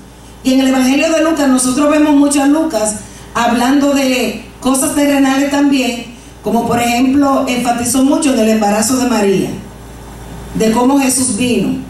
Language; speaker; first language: Spanish; native; Spanish